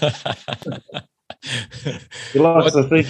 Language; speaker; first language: English; native; English